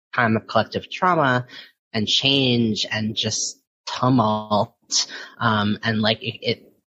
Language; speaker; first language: English; early bilingual, other home language; Filipino